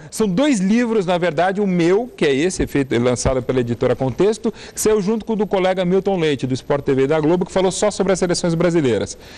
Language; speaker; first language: Portuguese; native; Portuguese